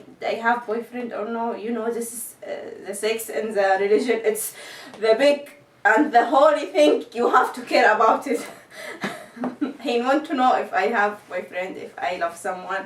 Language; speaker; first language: English; non-native, learner; Arabic